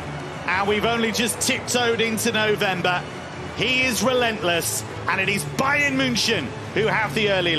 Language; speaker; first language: English; native; English